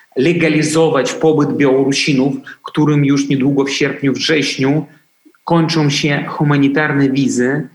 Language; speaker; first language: Polish; non-native, fluent; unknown